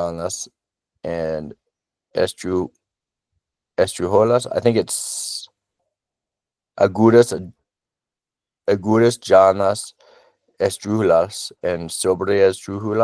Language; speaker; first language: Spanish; non-native, learner; English